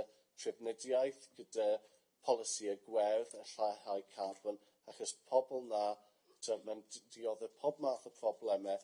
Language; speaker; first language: Welsh; non-native, fluent; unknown